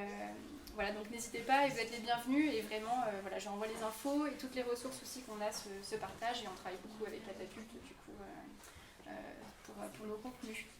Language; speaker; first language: French; native; French